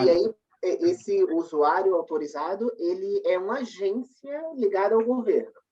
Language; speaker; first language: Portuguese; native; Portuguese